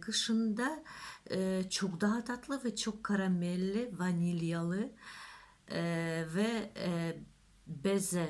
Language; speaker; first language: Turkish; non-native, learner; Russian